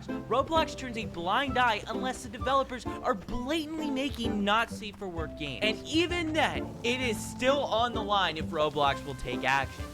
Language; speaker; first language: English; native; English